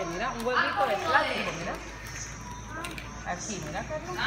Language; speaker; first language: Spanish; native; Spanish